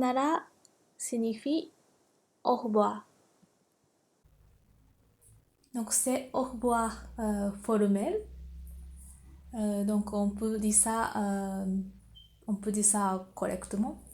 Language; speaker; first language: French; non-native, fluent; Japanese